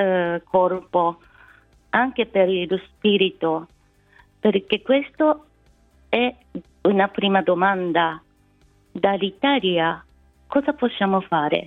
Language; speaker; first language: Italian; non-native, fluent; Japanese